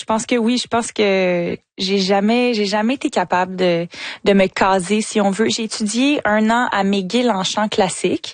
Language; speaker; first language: French; native; French